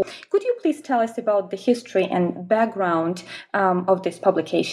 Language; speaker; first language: English; non-native, fluent; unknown